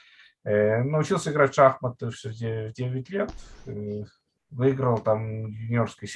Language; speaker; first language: Russian; native; Russian